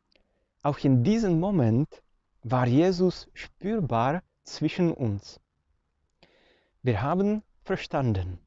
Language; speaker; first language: German; non-native, fluent; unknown